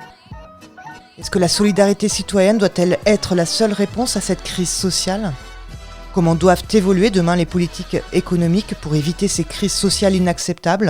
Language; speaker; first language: French; native; French